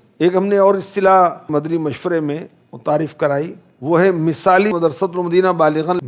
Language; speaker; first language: Urdu; native; Urdu